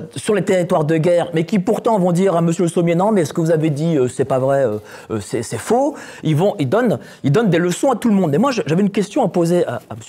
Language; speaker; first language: French; non-native, fluent; Polish